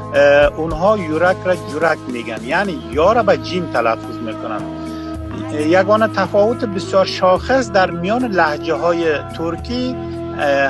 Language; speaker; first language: Persian; non-native, local second language; Uzbek